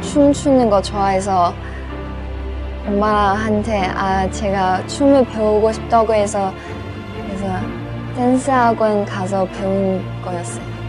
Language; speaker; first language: Korean; non-native, learner; Chinese